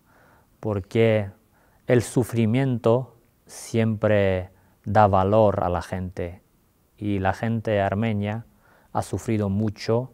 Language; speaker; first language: Spanish; non-native, fluent; Armenian